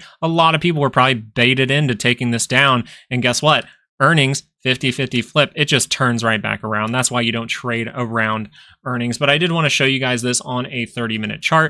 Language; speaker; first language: English; native; English